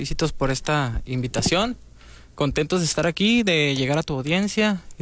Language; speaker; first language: Spanish; native; Spanish